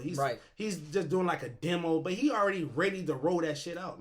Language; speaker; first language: English; native; English